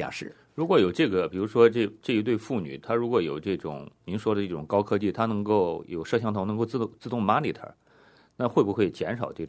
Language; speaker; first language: Chinese; native; Chinese